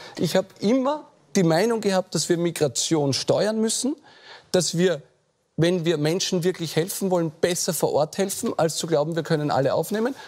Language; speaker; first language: German; native; German